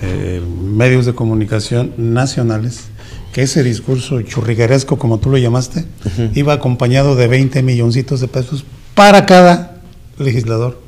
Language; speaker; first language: Spanish; native; Spanish